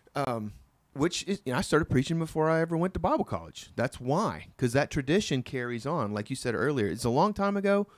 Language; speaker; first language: English; native; English